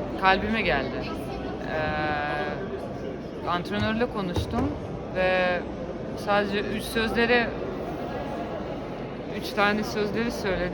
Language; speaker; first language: Turkish; non-native, fluent; Russian